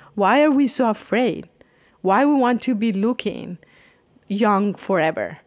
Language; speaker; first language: English; non-native, fluent; Spanish